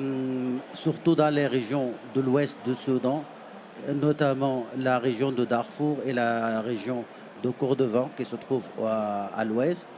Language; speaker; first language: French; non-native, fluent; Arabic